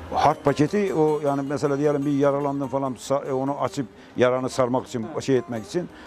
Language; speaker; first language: Turkish; native; Turkish